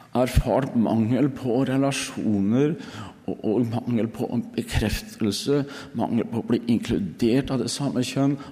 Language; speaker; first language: Norwegian; native; Norwegian